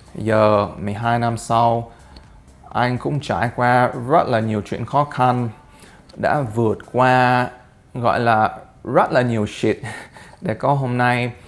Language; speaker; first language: Vietnamese; early bilingual, heritage; Vietnamese